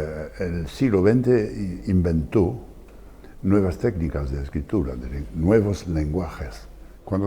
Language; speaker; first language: Spanish; non-native, fluent; French